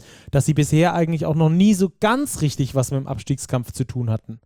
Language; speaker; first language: German; native; German